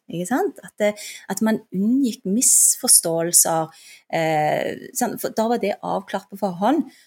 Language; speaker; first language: Norwegian; early bilingual, other home language; Turkish